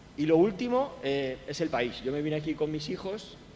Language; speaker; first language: Spanish; native; Spanish